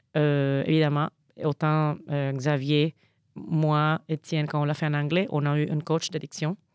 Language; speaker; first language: French; non-native, fluent; Spanish